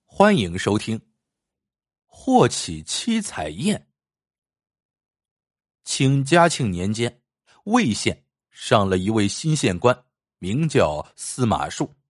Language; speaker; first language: Chinese; native; Chinese